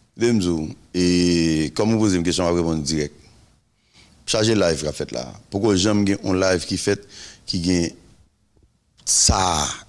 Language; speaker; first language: French; non-native, local second language; Haitian Creole